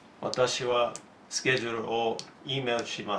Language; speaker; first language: Japanese; non-native, learner; English